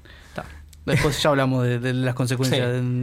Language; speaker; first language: Spanish; native; Spanish